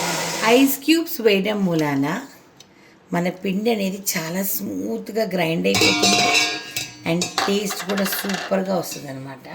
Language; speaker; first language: Telugu; native; Telugu